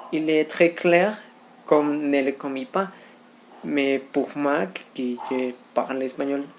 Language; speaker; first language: French; non-native, fluent; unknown